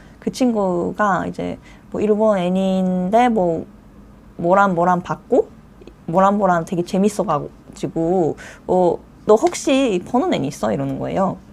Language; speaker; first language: Korean; non-native, fluent; Japanese